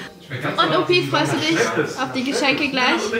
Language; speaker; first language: German; native; German